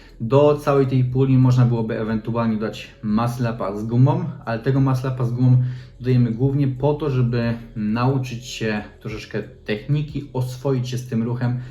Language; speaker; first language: Polish; native; Polish